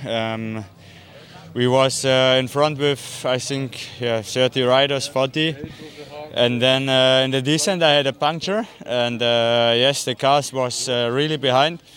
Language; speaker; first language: English; non-native, fluent; German